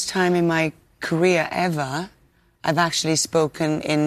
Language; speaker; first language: English; native; English